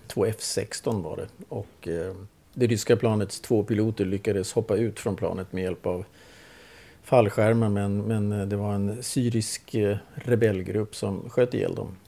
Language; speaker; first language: Swedish; native; Swedish